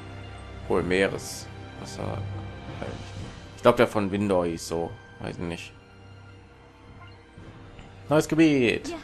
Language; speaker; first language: German; native; German